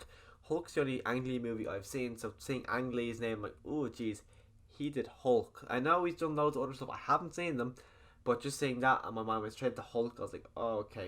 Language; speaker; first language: English; native; English